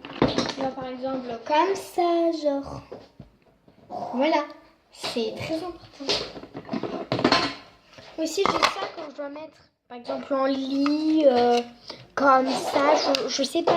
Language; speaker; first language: French; native; French